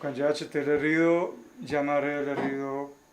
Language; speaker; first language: French; non-native, learner; Spanish